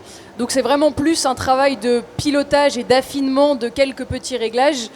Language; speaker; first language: French; native; French